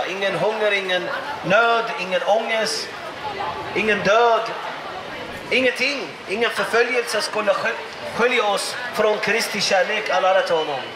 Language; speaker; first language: Swedish; non-native, fluent; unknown